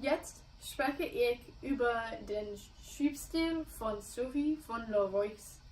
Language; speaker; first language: German; non-native, learner; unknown